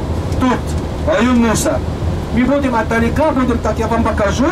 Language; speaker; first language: Russian; non-native, learner; Arabic